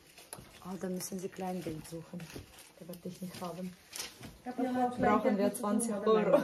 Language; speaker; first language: German; non-native, fluent; Russian